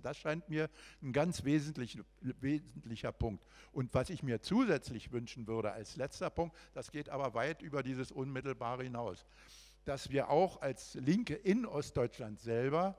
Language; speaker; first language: German; native; German